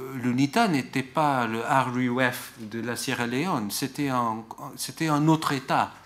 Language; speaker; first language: French; non-native, fluent; Portuguese